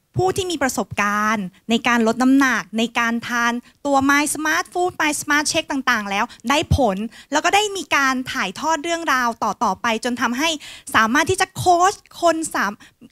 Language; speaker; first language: Thai; native; Thai